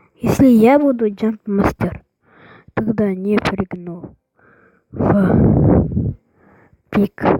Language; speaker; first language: Russian; non-native, local second language; Kazakh